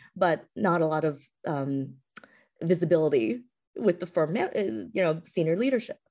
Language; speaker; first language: English; native; English